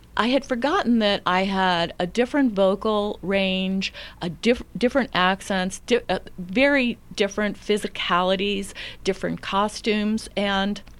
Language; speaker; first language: English; native; English